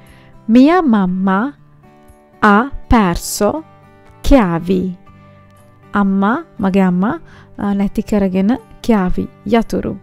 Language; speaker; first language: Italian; non-native, fluent; Sinhala